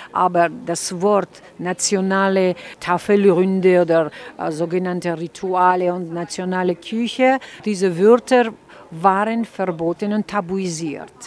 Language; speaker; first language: German; non-native, fluent; Georgian